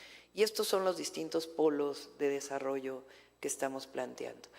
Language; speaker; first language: Spanish; native; Spanish